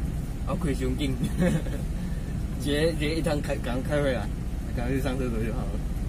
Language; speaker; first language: Chinese; native; Chinese